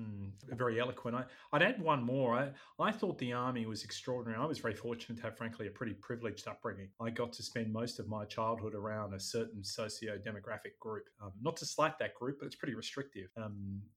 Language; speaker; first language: English; native; English